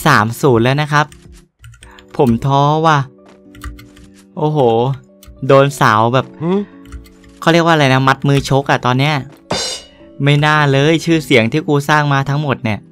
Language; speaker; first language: Thai; native; Thai